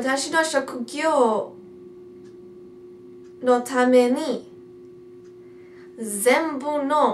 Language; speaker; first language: Japanese; non-native, learner; English